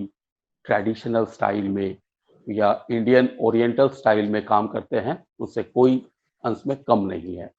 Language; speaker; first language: Hindi; native; Hindi